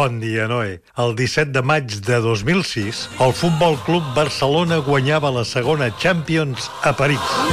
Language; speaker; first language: Catalan; native; Catalan